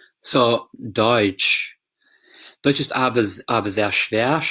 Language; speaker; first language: German; non-native, fluent; English